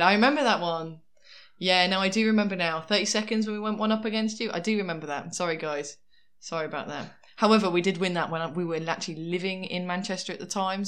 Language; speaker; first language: English; native; English